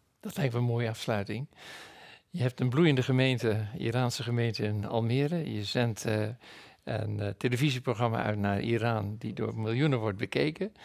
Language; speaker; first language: Dutch; native; Dutch